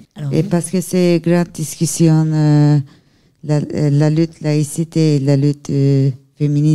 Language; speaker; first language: French; non-native, learner; Turkish